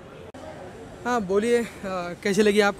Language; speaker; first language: Hindi; native; Hindi